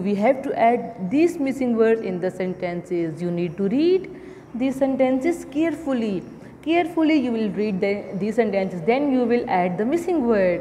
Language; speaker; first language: English; non-native, local second language; Urdu